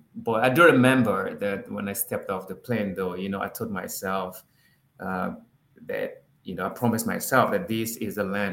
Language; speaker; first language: English; non-native, local second language; Yoruba